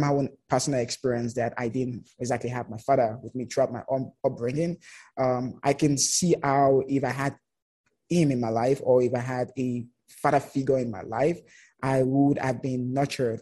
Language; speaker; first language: English; non-native, local second language; Yoruba